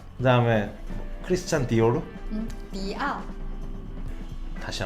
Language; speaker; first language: Korean; native; Korean